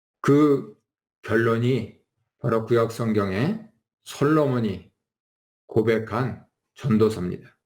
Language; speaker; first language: Korean; native; Korean